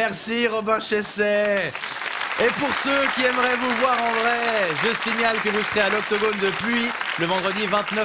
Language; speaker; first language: French; native; French